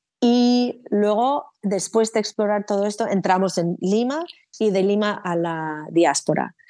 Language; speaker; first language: Spanish; non-native, fluent; English